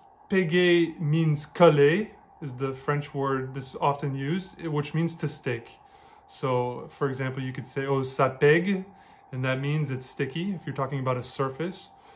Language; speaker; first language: English; native; English